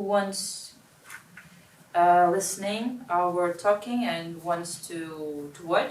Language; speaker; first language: English; non-native, learner; Russian